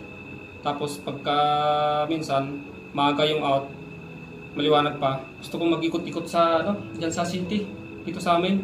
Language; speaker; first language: Filipino; native; Filipino